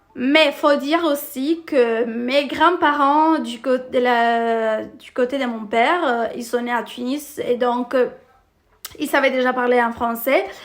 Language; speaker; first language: French; non-native, fluent; Italian